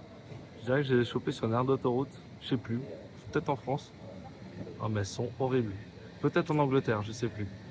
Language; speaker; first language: French; native; French